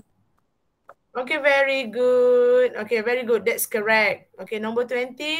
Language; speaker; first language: English; non-native, fluent; Malay